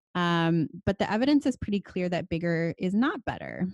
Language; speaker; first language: English; native; English